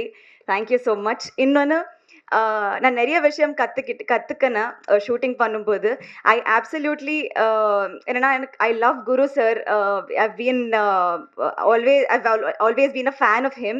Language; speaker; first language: Tamil; non-native, learner; Telugu